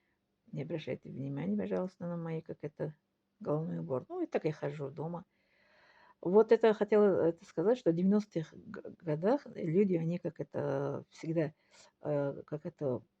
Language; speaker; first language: Russian; non-native, local second language; Tajik